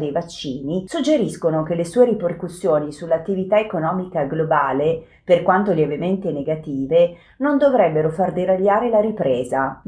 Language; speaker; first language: Italian; native; Italian